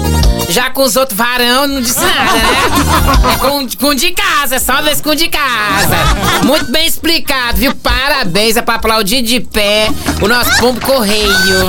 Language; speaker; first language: Portuguese; native; Portuguese